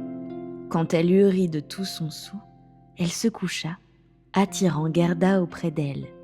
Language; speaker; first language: French; native; French